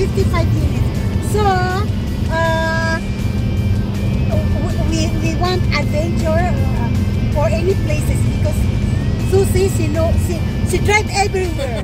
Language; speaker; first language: English; non-native, learner; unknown